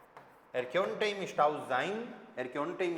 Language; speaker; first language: German; non-native, fluent; Hindi